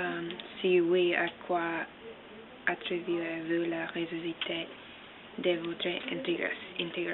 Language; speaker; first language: French; non-native, learner; English